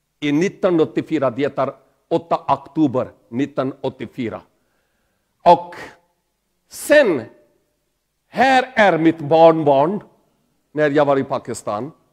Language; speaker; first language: Swedish; non-native, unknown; Pahari-Potwari